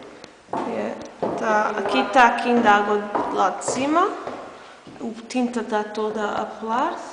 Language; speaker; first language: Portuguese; early bilingual, heritage; English